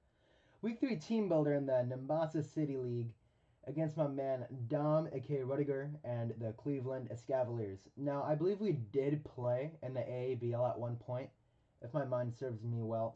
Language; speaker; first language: English; native; English